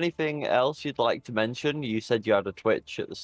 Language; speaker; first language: English; native; English